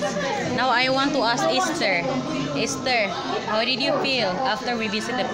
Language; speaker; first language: English; non-native, local second language; Filipino